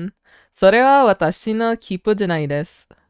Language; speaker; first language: Japanese; non-native, learner; English